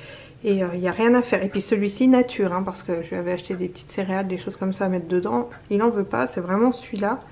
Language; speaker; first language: French; native; French